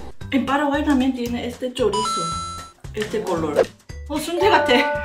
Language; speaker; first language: Spanish; non-native, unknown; Korean